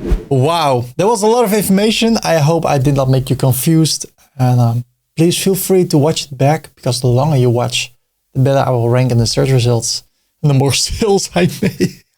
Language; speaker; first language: English; non-native, fluent; Dutch